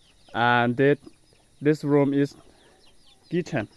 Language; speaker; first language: English; non-native, learner; Hmong